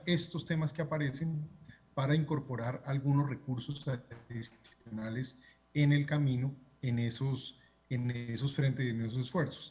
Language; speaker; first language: Spanish; native; Spanish